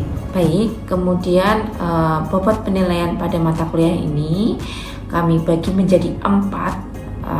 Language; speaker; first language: Indonesian; native; Indonesian